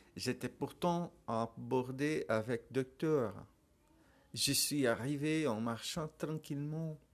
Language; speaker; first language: French; non-native, learner; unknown